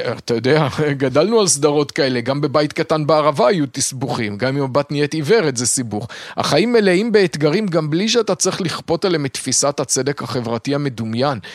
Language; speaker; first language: Hebrew; native; Hebrew